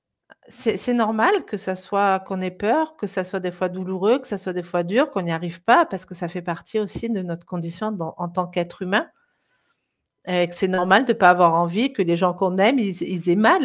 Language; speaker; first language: French; native; French